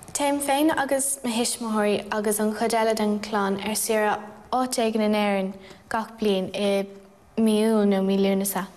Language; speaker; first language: Irish; non-native, local second language; English